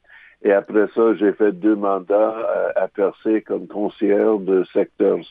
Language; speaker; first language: French; non-native, local second language; English